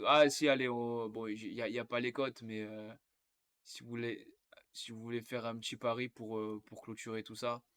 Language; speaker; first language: French; native; French